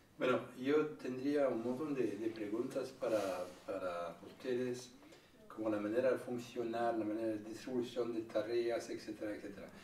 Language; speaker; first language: Spanish; non-native, fluent; French